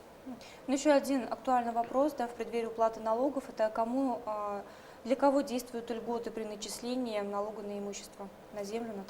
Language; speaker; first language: Russian; native; Russian